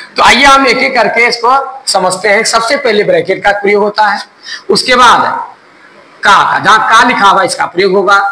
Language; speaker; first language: Hindi; native; Hindi